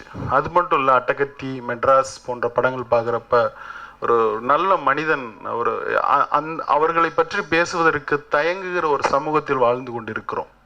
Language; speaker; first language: Tamil; native; Tamil